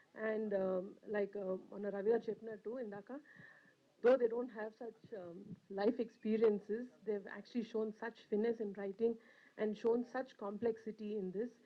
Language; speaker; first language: English; non-native, local second language; Telugu